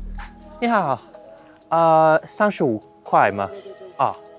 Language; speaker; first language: Chinese; non-native, learner; English